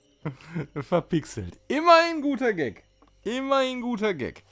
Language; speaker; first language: German; native; German